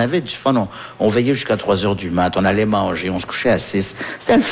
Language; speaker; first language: French; early bilingual, heritage; French